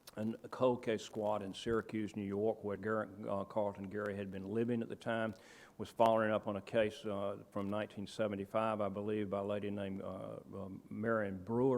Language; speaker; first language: English; native; English